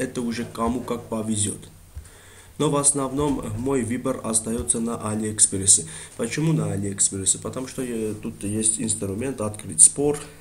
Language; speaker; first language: Russian; non-native, fluent; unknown